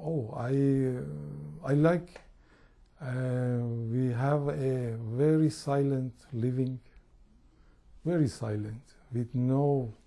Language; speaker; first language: English; non-native, learner; Persian